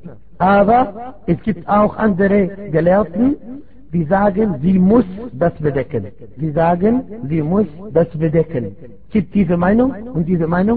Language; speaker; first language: German; non-native, fluent; Arabic